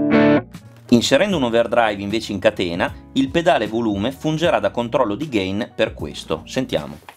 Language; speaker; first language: Italian; native; Italian